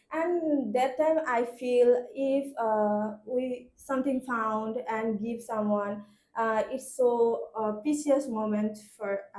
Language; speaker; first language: English; non-native, learner; Bangla